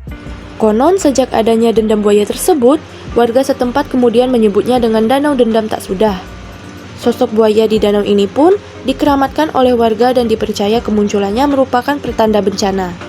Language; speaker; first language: Indonesian; native; Indonesian